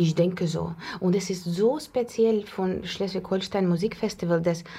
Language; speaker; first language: German; non-native, learner; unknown